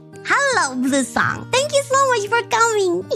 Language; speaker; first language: English; non-native, fluent; Indonesian